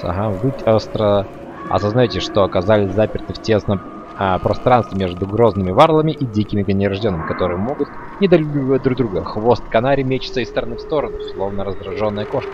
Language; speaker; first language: Russian; native; Russian